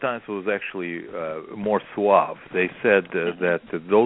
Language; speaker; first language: English; non-native, fluent; Russian